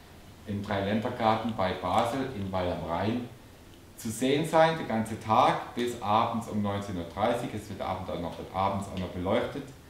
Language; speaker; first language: German; native; German